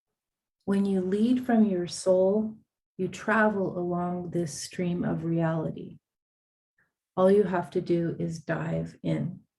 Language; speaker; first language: English; native; English